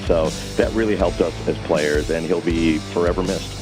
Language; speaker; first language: English; native; English